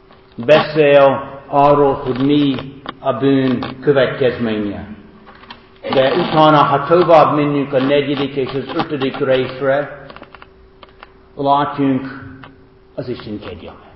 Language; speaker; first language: Hungarian; non-native, fluent; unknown